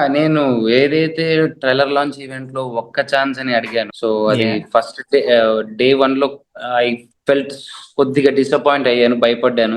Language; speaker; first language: Telugu; native; Telugu